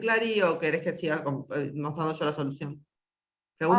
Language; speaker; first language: Spanish; native; Spanish